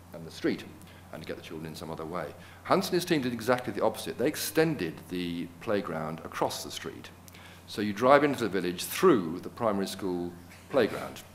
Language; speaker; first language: English; native; English